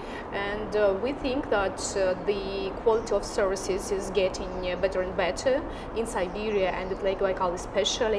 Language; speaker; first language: English; non-native, fluent; Russian